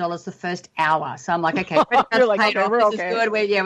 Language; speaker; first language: English; native; English